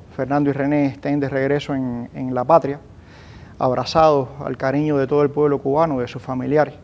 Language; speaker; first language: Spanish; native; Spanish